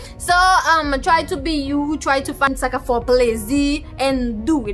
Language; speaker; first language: English; non-native, learner; Haitian Creole